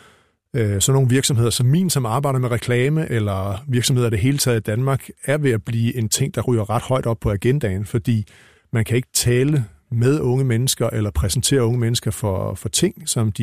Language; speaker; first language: Danish; native; Danish